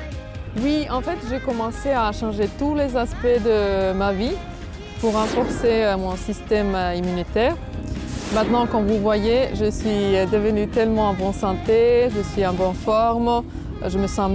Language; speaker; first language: French; non-native, fluent; Finnish